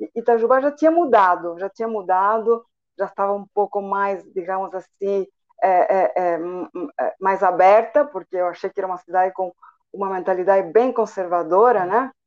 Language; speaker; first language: Portuguese; non-native, fluent; Spanish